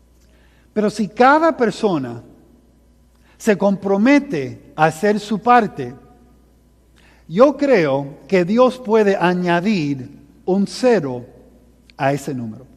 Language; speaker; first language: Spanish; early bilingual, heritage; Spanish